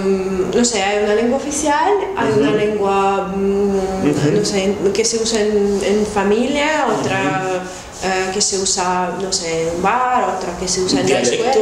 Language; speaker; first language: Spanish; non-native, fluent; Russian